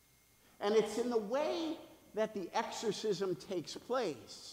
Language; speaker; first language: English; native; English